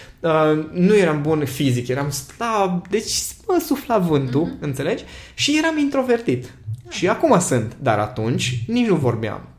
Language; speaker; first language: Romanian; non-native, local second language; Hungarian